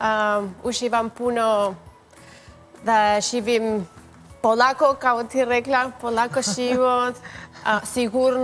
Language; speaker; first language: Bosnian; non-native, learner; Spanish